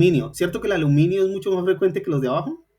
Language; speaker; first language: Spanish; native; Spanish